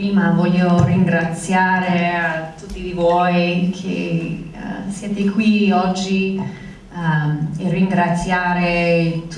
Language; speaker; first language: Italian; non-native, fluent; English